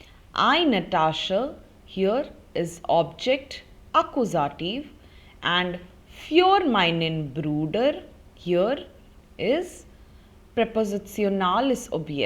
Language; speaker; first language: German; non-native, fluent; Hindi